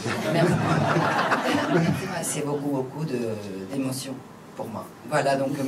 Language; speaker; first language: French; non-native, fluent; Spanish